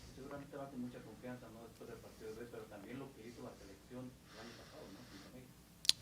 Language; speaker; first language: Spanish; native; Spanish